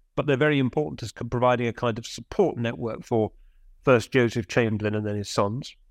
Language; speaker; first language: English; native; English